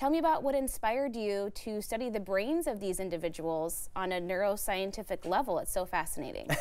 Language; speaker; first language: English; native; English